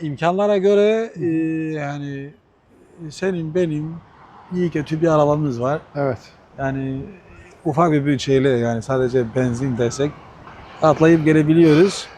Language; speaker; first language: Turkish; non-native, fluent; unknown